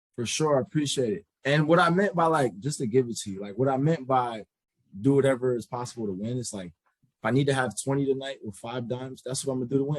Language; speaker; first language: English; native; English